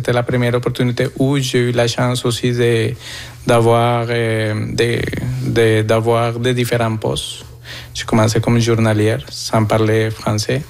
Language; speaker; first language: French; non-native, fluent; Spanish